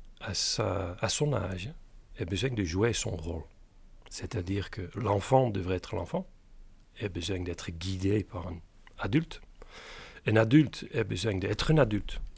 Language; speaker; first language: French; non-native, fluent; Dutch